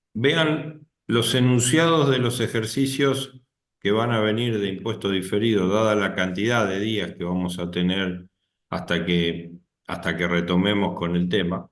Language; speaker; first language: Spanish; native; Spanish